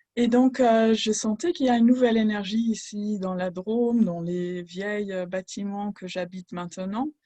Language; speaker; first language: French; non-native, fluent; German